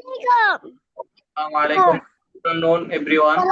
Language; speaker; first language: English; non-native, fluent; Bangla